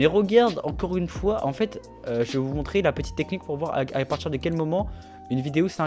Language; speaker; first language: French; native; French